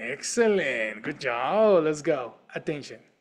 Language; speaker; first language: English; non-native, fluent; Spanish